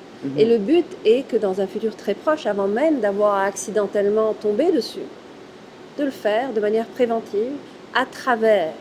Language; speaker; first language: French; native; French